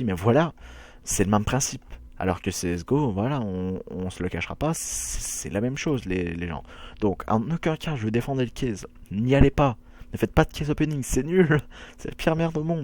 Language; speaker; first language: French; native; French